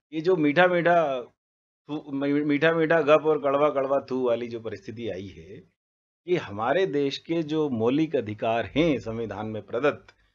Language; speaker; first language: Hindi; native; Hindi